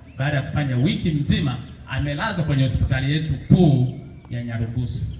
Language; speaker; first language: Swahili; non-native, local second language; Bembe